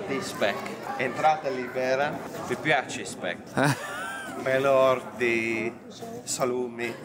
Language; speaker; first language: Italian; non-native, learner; English